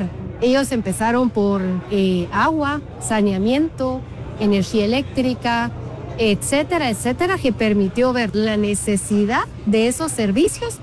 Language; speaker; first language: Spanish; native; Spanish